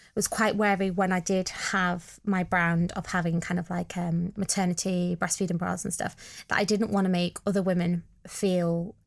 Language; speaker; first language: English; native; English